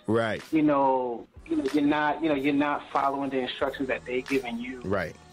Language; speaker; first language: English; native; English